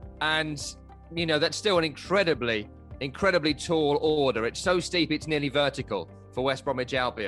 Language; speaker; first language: English; native; English